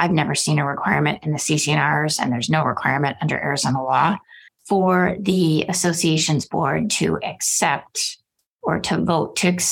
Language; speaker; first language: English; native; English